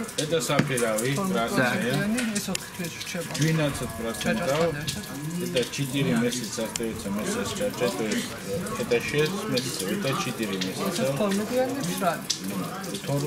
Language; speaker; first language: Russian; non-native, fluent; Georgian